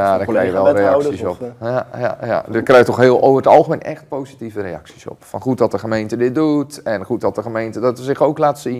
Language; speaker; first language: Dutch; native; Dutch